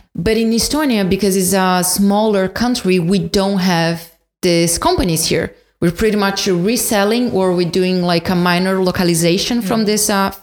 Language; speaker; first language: English; non-native, fluent; Portuguese